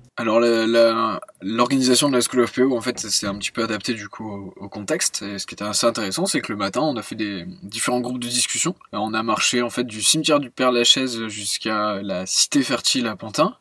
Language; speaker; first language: French; native; French